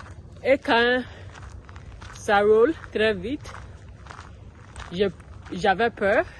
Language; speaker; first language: French; non-native, learner; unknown